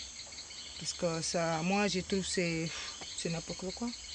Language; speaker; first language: French; non-native, local second language; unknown